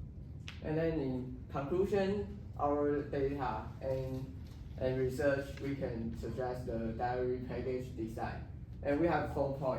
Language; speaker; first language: English; non-native, learner; Chinese